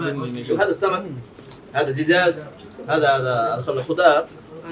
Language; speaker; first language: Arabic; non-native, learner; Bangla